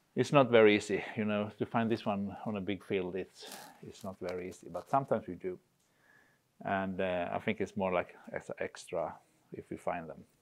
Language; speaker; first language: English; non-native, fluent; Swedish